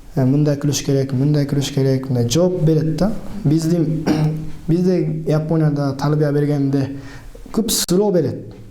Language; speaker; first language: Kyrgyz; non-native, learner; Japanese